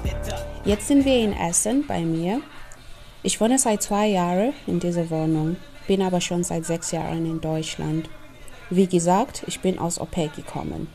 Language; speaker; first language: German; non-native, fluent; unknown